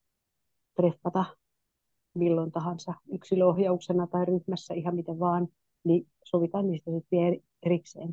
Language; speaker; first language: Finnish; native; Finnish